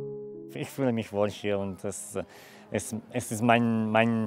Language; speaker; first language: German; non-native, fluent; Italian